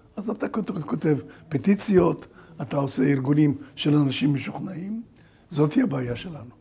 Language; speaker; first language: Hebrew; early bilingual, other home language; Bulgarian